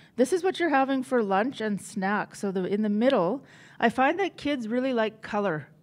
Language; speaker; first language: English; native; English